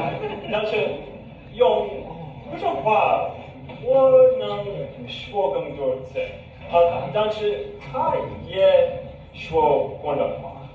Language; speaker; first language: Chinese; non-native, learner; English